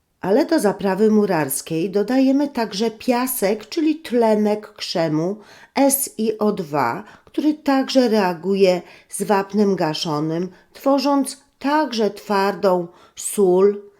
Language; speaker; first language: Polish; native; Polish